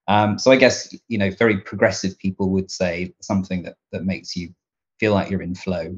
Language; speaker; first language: English; native; English